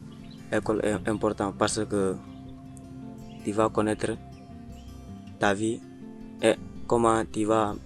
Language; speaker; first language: French; non-native, learner; Mandingo